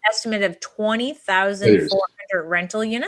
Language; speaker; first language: English; native; English